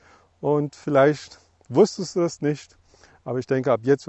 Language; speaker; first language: German; non-native, fluent; English